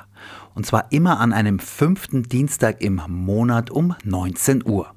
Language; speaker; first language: German; native; German